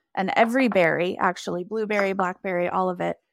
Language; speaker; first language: English; native; English